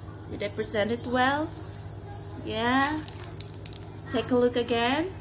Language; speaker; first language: English; non-native, local second language; Cebuano